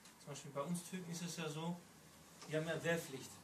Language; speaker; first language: German; early bilingual, other home language; Turkish